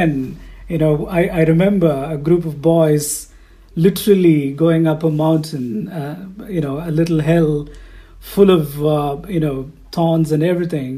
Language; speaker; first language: English; non-native, local second language; Tamil